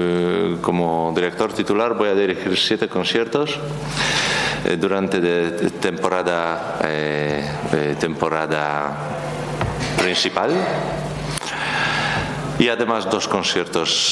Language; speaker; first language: Spanish; non-native, learner; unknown